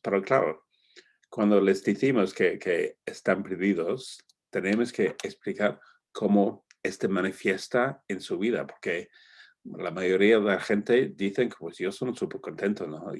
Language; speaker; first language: Spanish; non-native, fluent; English